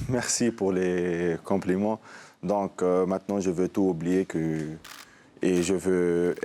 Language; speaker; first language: French; non-native, local second language; Arabic